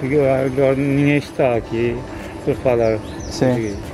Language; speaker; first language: Portuguese; early bilingual, heritage; Konkani